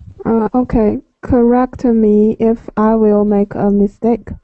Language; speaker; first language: English; non-native, learner; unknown